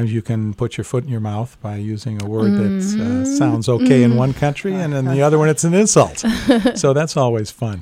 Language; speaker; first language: English; native; English